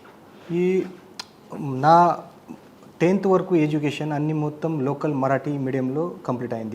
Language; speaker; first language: Telugu; non-native, learner; Marathi